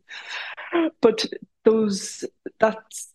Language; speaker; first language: English; native; English